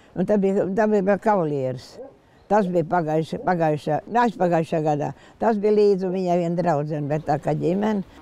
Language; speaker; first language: Latvian; native; Latvian